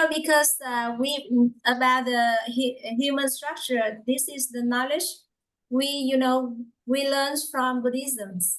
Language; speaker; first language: English; non-native, fluent; Vietnamese